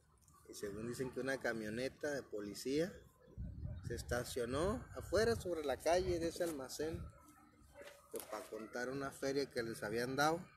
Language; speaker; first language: Spanish; native; Spanish